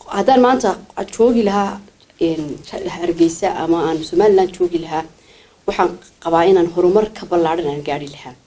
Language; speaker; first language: Somali; native; Somali